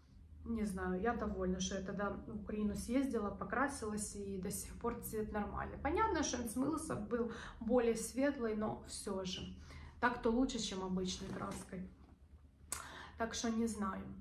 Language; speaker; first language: Russian; native; Russian